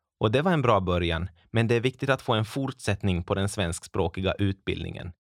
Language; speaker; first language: Swedish; native; Swedish